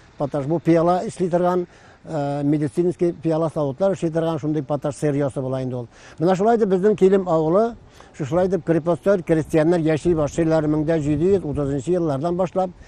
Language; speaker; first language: Tatar; native; Tatar